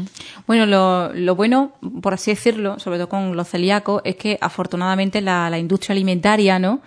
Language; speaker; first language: Spanish; native; Spanish